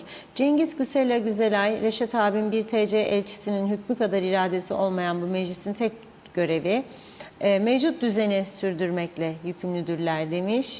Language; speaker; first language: Turkish; native; Turkish